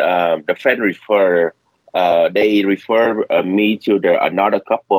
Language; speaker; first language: English; non-native, learner; Vietnamese